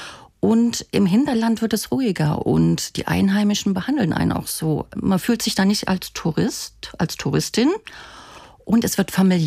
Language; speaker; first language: German; native; German